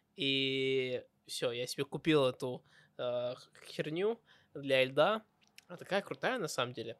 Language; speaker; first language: Russian; early bilingual, heritage; Russian